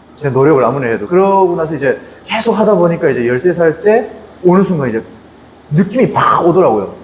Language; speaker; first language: Korean; native; Korean